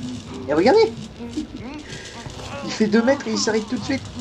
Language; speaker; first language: French; native; French